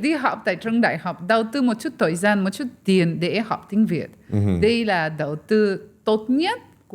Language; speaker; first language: Vietnamese; non-native, fluent; French